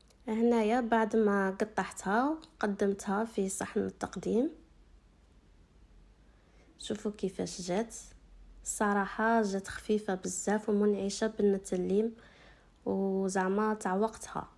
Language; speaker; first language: Arabic; native; Arabic